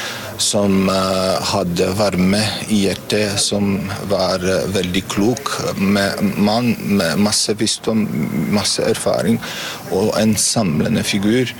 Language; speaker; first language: Norwegian; non-native, learner; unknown